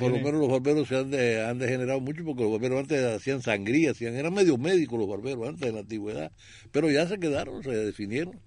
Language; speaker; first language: Spanish; native; Spanish